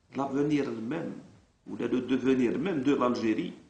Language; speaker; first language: French; non-native, local second language; Arabic